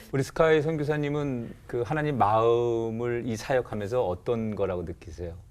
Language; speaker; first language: Korean; native; Korean